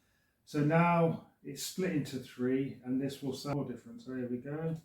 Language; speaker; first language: English; native; English